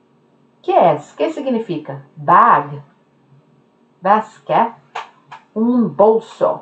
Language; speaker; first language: Spanish; non-native, fluent; Norwegian